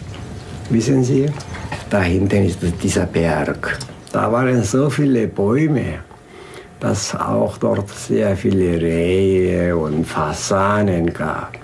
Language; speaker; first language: German; non-native, fluent; Korean